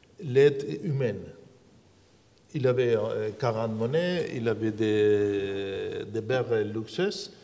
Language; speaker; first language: French; non-native, learner; Spanish